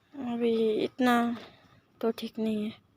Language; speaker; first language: Hindi; non-native, local second language; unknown